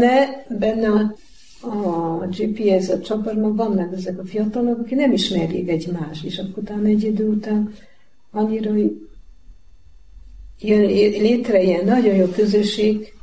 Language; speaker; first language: Hungarian; non-native, learner; Polish